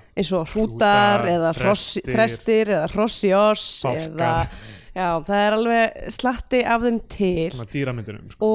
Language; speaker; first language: Icelandic; native; Icelandic